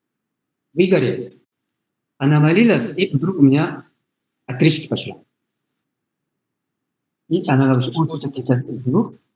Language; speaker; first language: Russian; non-native, learner; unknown